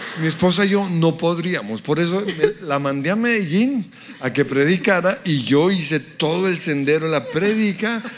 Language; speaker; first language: Spanish; early bilingual, other home language; English